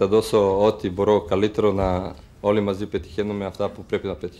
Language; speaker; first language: Greek; non-native, fluent; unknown